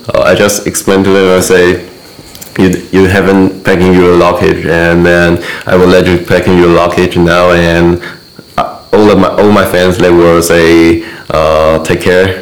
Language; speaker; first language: English; non-native, learner; Chinese